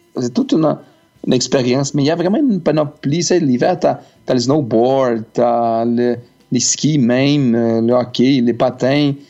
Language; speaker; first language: French; native; French